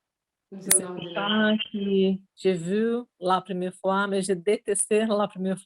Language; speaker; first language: French; non-native, learner; Portuguese